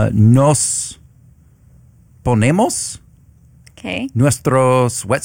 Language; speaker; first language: Spanish; non-native, learner; English